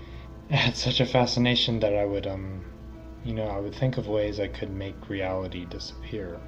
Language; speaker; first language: English; native; English